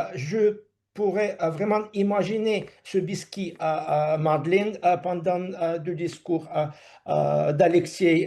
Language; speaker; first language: French; non-native, fluent; Russian